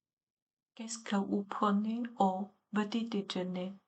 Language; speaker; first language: French; non-native, learner; Chinese